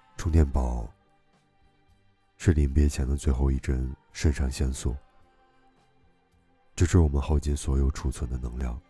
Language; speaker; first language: Chinese; native; Chinese